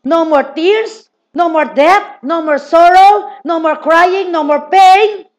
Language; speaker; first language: English; non-native, local second language; Filipino